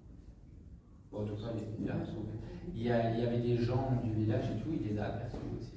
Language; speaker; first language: French; native; French